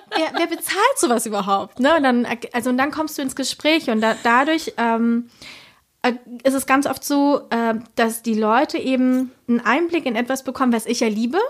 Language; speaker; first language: German; early bilingual, other home language; Spanish